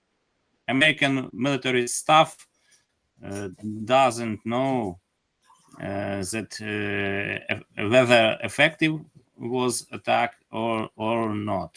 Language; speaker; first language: English; non-native, learner; Ukrainian